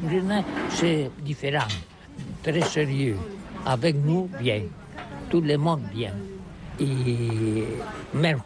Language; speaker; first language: French; non-native, learner; Catalan